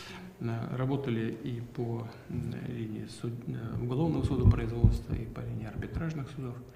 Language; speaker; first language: Russian; native; Russian